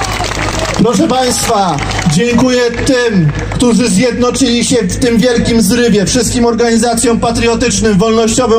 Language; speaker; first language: Polish; native; Polish